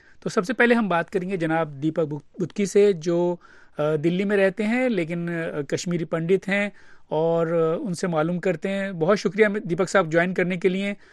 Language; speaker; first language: Urdu; native; Urdu